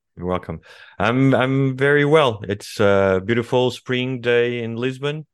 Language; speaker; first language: English; non-native, fluent; Portuguese